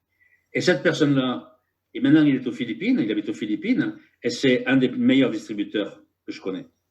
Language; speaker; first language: French; native; French